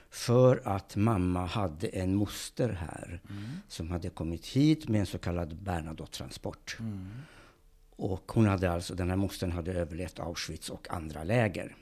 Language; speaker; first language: Swedish; early bilingual, other home language; Hungarian